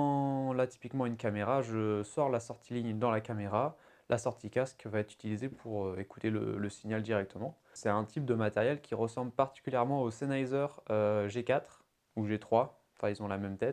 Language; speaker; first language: French; native; French